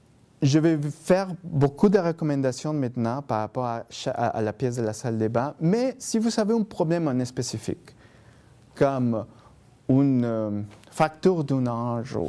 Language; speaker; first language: French; non-native, fluent; Spanish